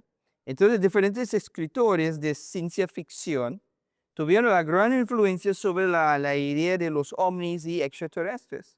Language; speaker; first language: Spanish; non-native, learner; English